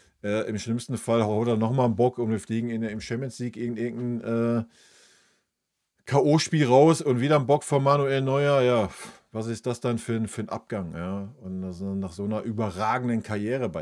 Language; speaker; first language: German; native; German